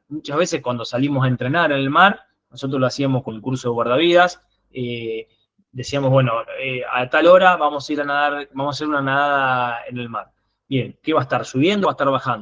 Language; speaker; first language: Spanish; native; Spanish